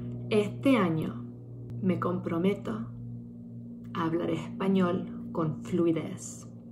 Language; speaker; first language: Spanish; early bilingual, heritage; Spanish